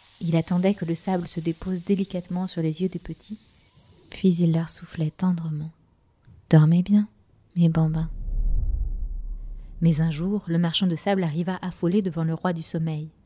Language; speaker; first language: French; native; French